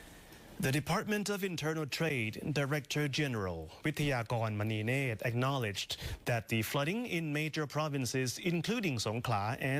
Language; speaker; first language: English; non-native, fluent; Thai